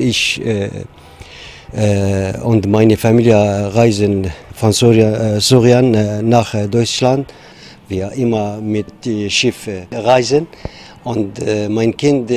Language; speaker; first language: German; non-native, learner; Kurdish